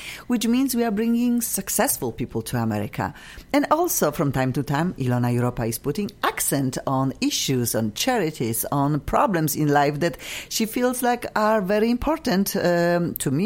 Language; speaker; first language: English; non-native, fluent; Polish